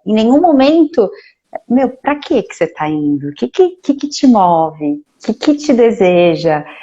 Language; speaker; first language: Portuguese; native; Portuguese